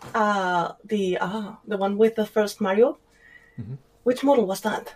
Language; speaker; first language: English; non-native, fluent; Spanish